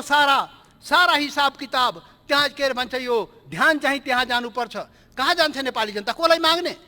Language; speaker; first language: Nepali; non-native, local second language; Maithili